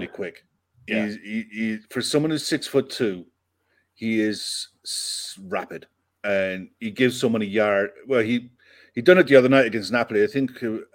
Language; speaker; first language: English; native; English